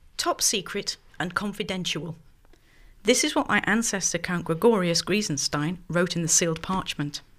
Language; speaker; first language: English; native; English